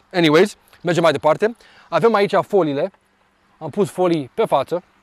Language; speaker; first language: Romanian; early bilingual, heritage; Romanian